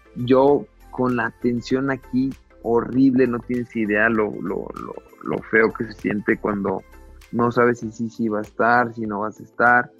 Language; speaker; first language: Spanish; native; Spanish